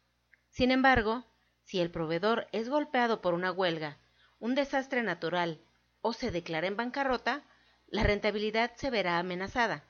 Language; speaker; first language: Spanish; native; Spanish